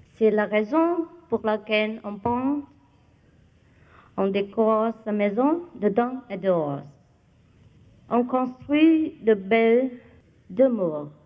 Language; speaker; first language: French; non-native, fluent; Vietnamese